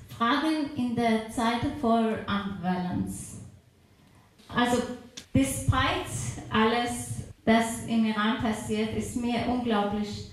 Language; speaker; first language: German; non-native, fluent; Persian